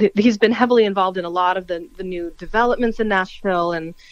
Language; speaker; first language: English; native; English